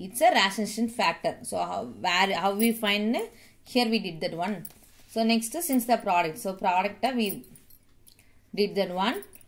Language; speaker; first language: English; non-native, local second language; Tamil